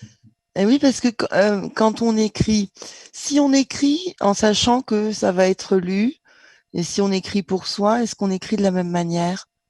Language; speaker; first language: French; native; French